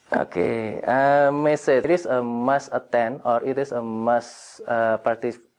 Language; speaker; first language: English; non-native, fluent; Indonesian